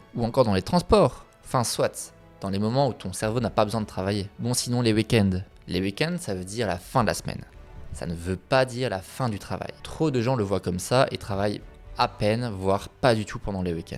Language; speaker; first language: French; native; French